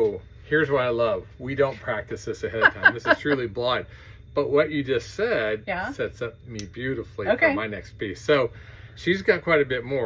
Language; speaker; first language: English; native; English